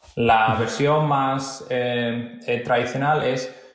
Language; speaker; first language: Spanish; native; Spanish